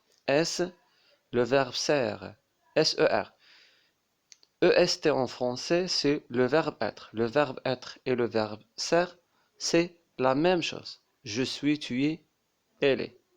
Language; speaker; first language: French; non-native, local second language; Arabic